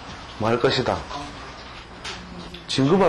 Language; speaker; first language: Korean; native; Korean